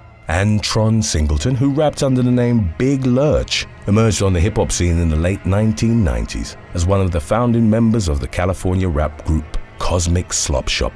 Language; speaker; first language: English; native; English